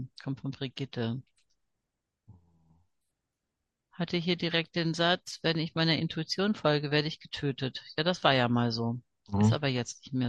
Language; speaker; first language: German; native; German